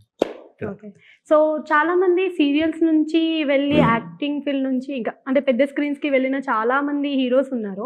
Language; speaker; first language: Telugu; native; Telugu